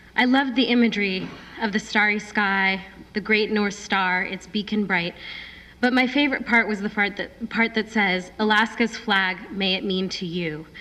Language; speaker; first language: English; native; English